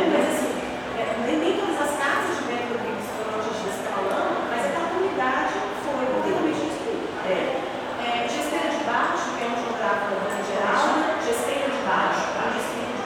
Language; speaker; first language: Portuguese; native; Portuguese